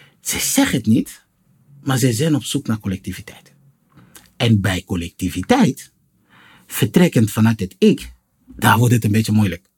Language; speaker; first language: Dutch; non-native, fluent; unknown